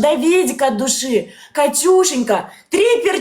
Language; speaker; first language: Russian; native; Russian